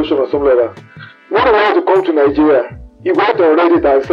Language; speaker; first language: English; non-native, local second language; Yoruba